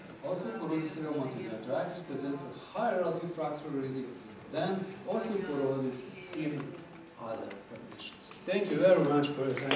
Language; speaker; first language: English; non-native, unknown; Serbian